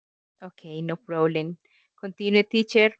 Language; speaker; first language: English; non-native, learner; Spanish